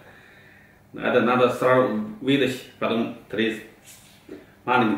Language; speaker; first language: Russian; non-native, learner; Chinese